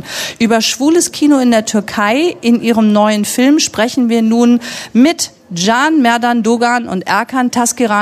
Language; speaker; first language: German; native; German